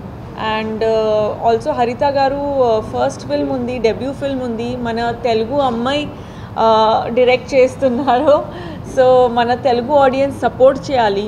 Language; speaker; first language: Telugu; non-native, fluent; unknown